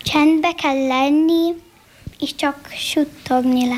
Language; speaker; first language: Hungarian; non-native, local second language; Slovenian